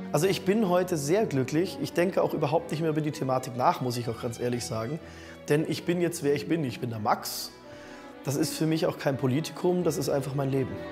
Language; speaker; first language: German; native; German